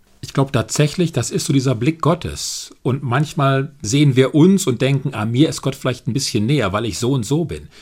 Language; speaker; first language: German; native; German